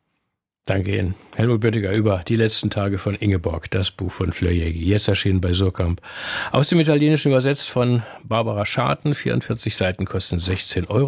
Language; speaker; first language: German; native; German